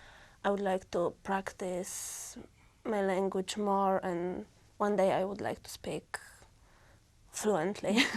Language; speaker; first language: English; non-native, learner; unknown